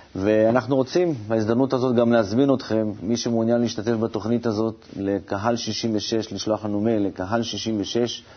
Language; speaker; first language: Hebrew; native; Hebrew